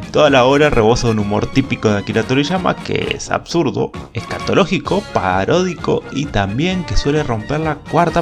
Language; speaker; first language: Spanish; native; Spanish